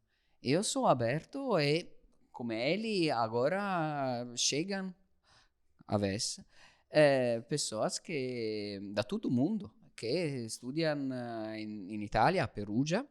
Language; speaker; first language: Portuguese; non-native, learner; Italian